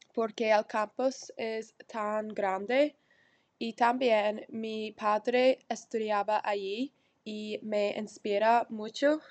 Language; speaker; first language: Spanish; non-native, learner; English